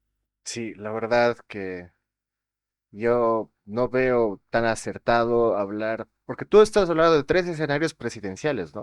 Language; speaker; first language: Spanish; native; Spanish